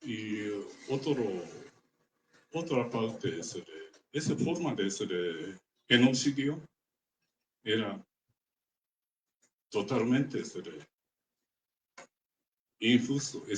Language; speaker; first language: Spanish; non-native, learner; Japanese